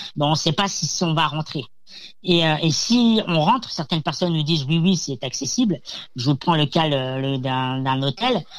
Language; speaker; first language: French; native; French